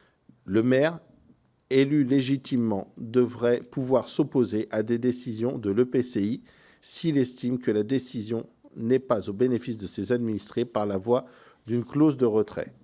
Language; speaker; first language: French; native; French